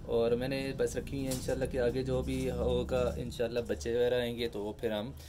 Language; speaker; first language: Urdu; non-native, local second language; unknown